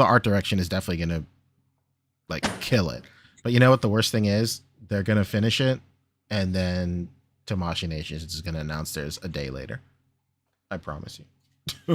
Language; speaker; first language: English; native; English